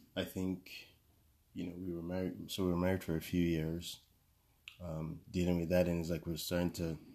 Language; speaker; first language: English; non-native, local second language; Yoruba